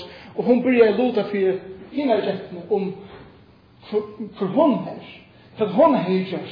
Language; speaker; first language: Swedish; non-native, learner; Faroese